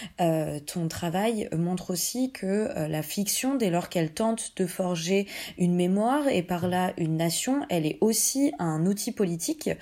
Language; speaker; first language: French; native; French